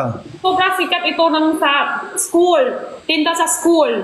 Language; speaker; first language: Filipino; non-native, learner; Korean